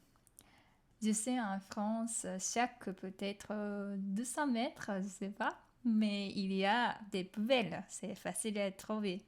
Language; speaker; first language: French; non-native, fluent; Japanese